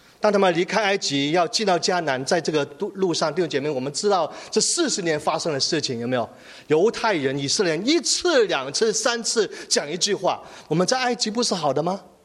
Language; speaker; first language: Chinese; native; Chinese